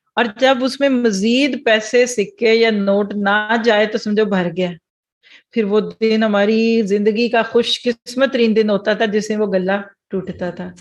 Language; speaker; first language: Urdu; early bilingual, heritage; Urdu